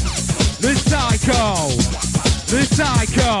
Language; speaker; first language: English; native; English